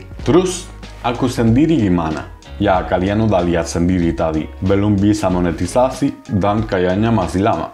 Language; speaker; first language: Indonesian; non-native, fluent; Spanish